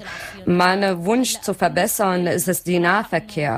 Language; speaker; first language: German; non-native, learner; Arabic